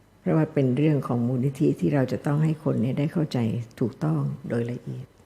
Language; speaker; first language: Thai; native; Thai